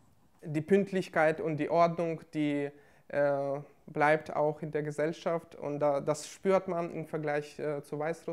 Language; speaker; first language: German; non-native, fluent; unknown